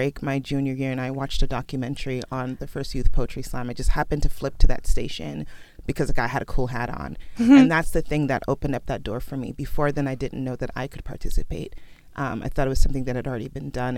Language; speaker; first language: English; early bilingual, other home language; Krio